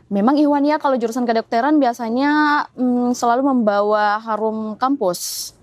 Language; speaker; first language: Indonesian; native; Indonesian